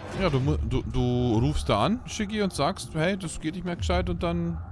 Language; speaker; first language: German; native; German